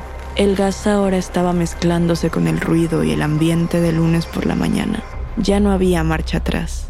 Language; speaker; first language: Spanish; native; Spanish